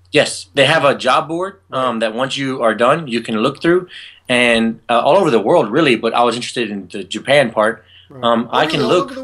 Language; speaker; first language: English; native; English